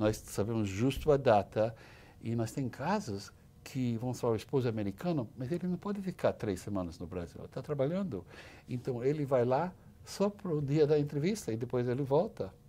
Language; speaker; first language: Portuguese; non-native, fluent; English